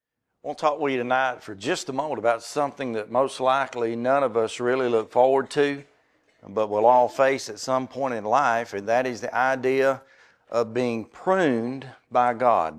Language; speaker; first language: English; native; English